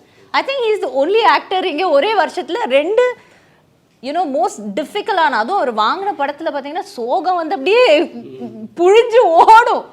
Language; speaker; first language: Tamil; native; Tamil